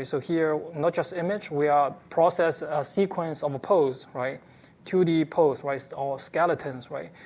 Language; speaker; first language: English; non-native, fluent; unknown